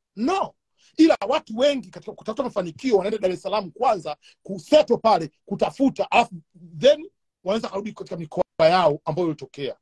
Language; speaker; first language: Swahili; native; Swahili